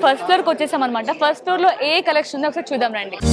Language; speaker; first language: Telugu; native; Telugu